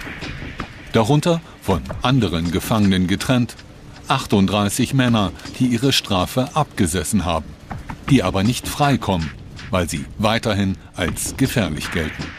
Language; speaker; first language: German; native; German